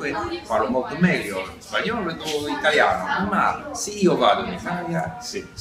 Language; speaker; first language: Italian; non-native, learner; English